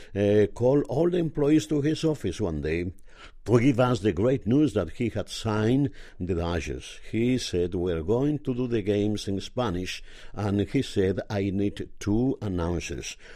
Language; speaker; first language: English; non-native, fluent; Spanish